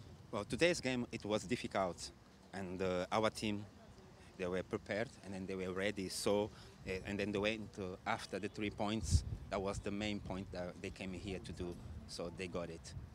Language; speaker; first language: English; non-native, fluent; Portuguese